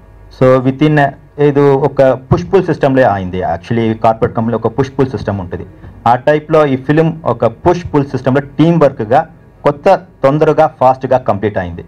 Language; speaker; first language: Telugu; non-native, learner; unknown